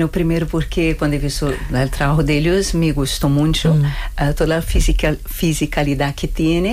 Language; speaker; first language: Spanish; non-native, fluent; Portuguese